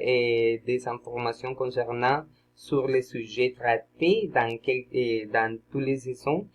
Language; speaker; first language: French; non-native, learner; Spanish